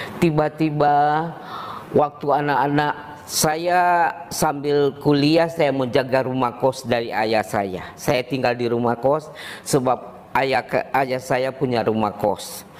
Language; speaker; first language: Indonesian; native; Indonesian